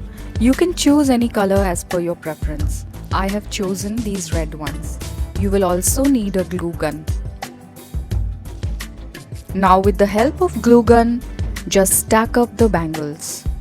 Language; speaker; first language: English; non-native, local second language; Hindi